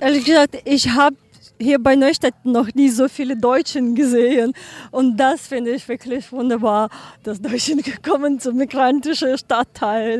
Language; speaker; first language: German; non-native, learner; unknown